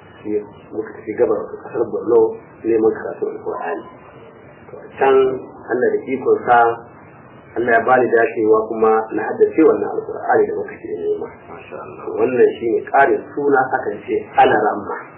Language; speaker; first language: Hausa; non-native, local second language; Fula